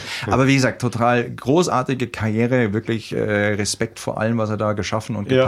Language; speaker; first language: German; native; German